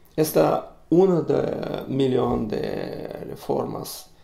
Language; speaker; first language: Spanish; non-native, learner; Russian